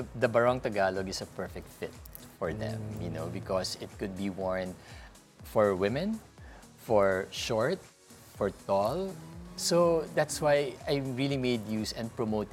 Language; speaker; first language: English; non-native, local second language; Filipino